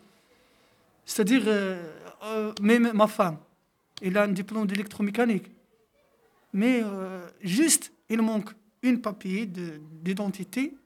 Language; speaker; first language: French; non-native, local second language; Arabic